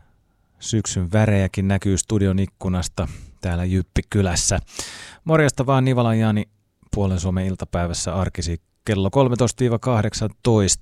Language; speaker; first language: Finnish; native; Finnish